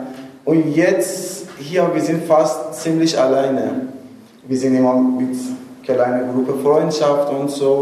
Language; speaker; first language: German; non-native, learner; Persian